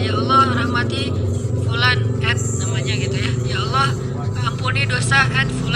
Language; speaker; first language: Indonesian; native; Indonesian